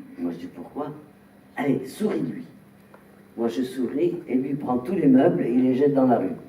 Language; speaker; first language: French; native; French